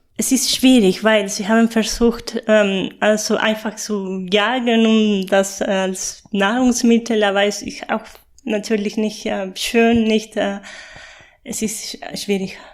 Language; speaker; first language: German; non-native, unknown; Spanish